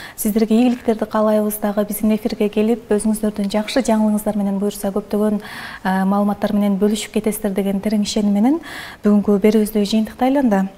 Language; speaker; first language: Kyrgyz; native; Kyrgyz